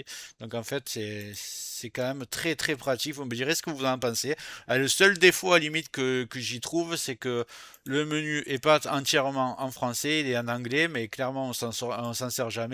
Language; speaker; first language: French; native; French